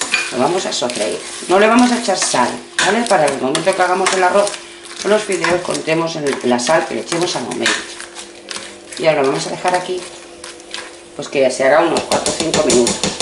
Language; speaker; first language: Spanish; native; Spanish